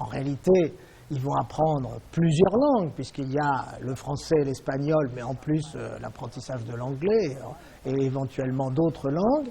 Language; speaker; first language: French; native; French